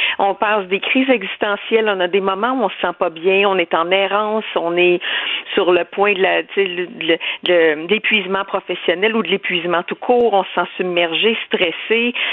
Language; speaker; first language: French; native; French